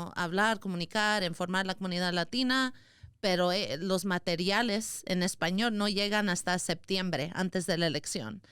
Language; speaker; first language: Spanish; early bilingual, other home language; English